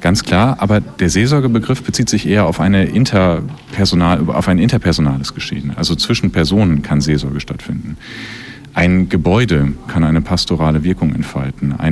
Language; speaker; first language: German; native; German